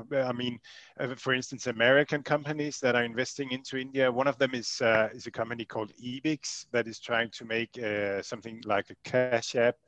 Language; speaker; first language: English; non-native, fluent; Danish